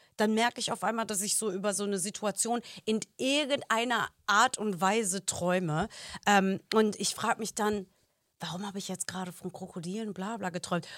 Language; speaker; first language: German; native; German